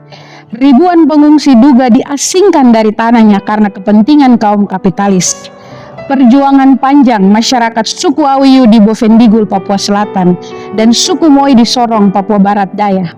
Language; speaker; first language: Indonesian; native; Indonesian